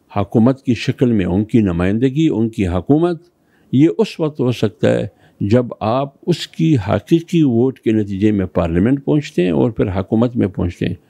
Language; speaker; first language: Urdu; non-native, local second language; Pashto